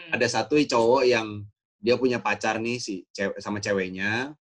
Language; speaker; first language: Indonesian; native; Indonesian